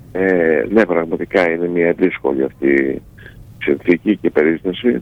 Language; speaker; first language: Greek; native; Greek